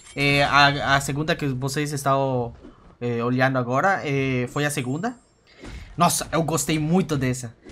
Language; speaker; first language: Portuguese; non-native, fluent; Spanish